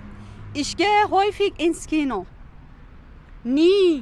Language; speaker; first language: German; non-native, fluent; Persian